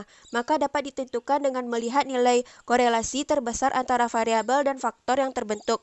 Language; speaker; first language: Indonesian; native; Indonesian